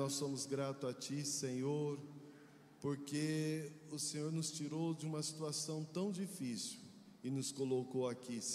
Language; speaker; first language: Portuguese; native; Portuguese